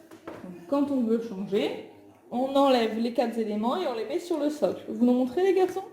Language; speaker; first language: French; native; French